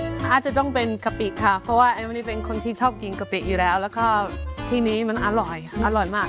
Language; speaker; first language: Thai; non-native, fluent; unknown